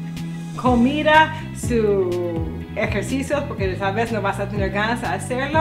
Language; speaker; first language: Spanish; non-native, learner; English